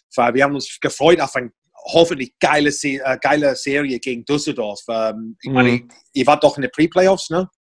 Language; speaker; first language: German; non-native, fluent; English